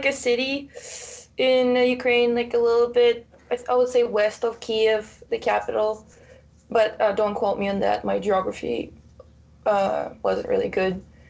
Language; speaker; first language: English; non-native, fluent; Russian